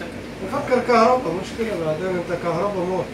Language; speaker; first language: Arabic; non-native, learner; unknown